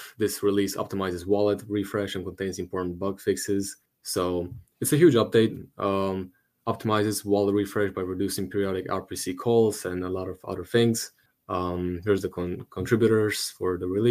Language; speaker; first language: English; non-native, fluent; Romanian